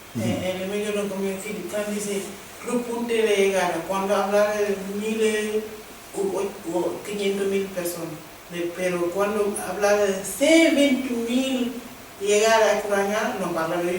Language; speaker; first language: Spanish; non-native, learner; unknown